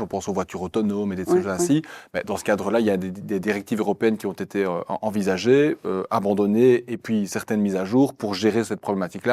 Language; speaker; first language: French; native; French